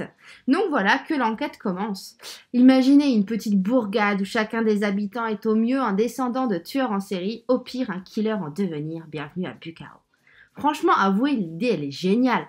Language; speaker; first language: French; native; French